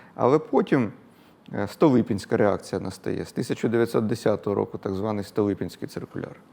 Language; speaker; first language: Ukrainian; native; Ukrainian